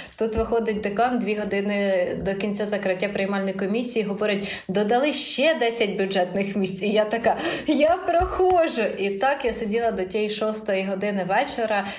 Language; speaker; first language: Ukrainian; native; Ukrainian